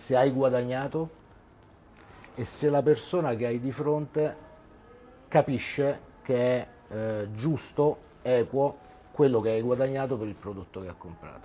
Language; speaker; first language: Italian; native; Italian